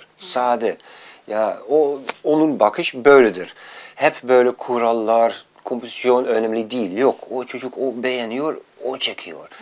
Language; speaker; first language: Turkish; non-native, fluent; Dutch